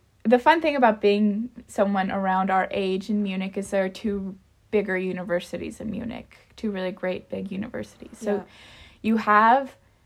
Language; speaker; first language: English; native; English